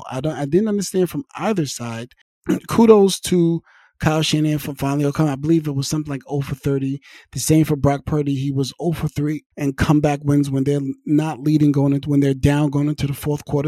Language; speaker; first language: English; native; English